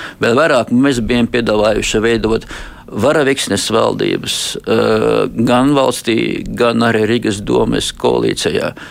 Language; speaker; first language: Latvian; non-native, local second language; Russian